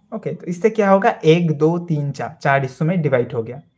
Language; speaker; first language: Hindi; non-native, local second language; Bangla